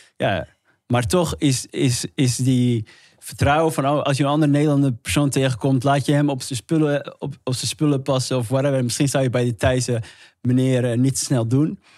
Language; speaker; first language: Dutch; early bilingual, other home language; Somali